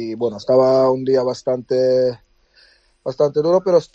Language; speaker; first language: Spanish; non-native, fluent; Dutch